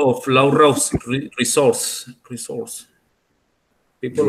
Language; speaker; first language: English; non-native, learner; Spanish